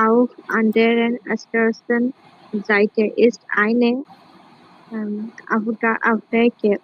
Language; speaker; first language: German; non-native, learner; Bangla